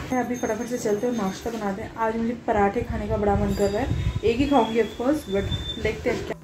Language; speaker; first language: Hindi; non-native, local second language; Bangla